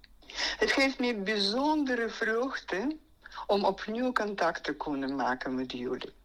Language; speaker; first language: Dutch; non-native, fluent; Russian